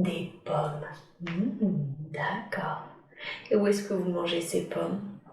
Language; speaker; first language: French; native; French